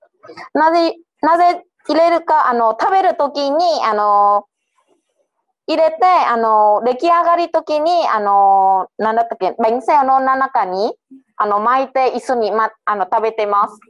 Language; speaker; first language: Japanese; non-native, learner; Vietnamese